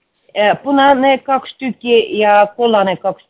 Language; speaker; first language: Estonian; non-native, learner; Russian